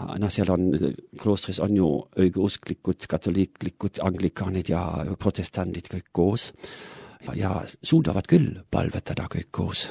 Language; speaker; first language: Estonian; non-native, fluent; German